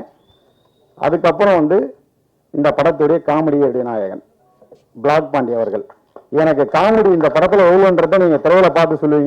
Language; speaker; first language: Tamil; native; Tamil